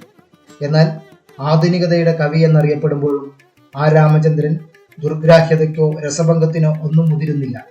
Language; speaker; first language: Malayalam; native; Malayalam